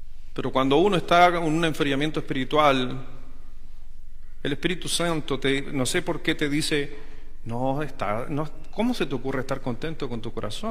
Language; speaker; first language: Spanish; native; Spanish